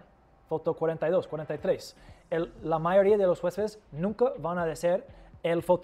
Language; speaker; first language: Spanish; non-native, fluent; English